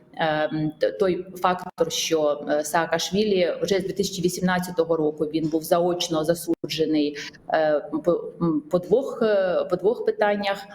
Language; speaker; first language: Ukrainian; non-native, fluent; Georgian